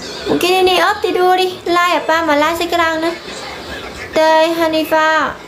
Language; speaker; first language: Indonesian; non-native, learner; Vietnamese